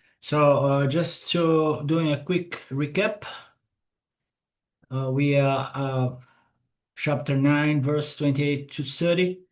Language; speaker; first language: English; non-native, fluent; Portuguese